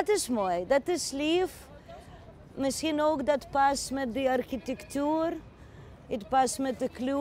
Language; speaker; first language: Dutch; non-native, learner; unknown